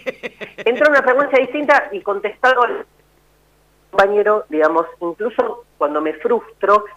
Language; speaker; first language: Spanish; native; Spanish